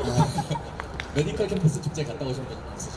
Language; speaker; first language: Korean; native; Korean